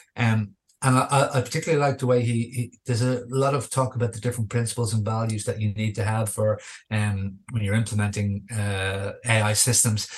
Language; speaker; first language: English; native; English